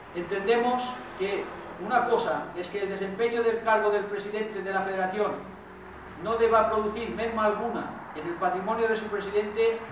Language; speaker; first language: Spanish; non-native, local second language; Catalan